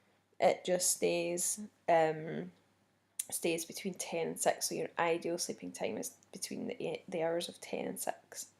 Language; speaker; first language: English; native; English